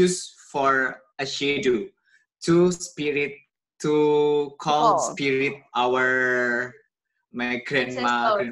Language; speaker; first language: English; non-native, learner; Indonesian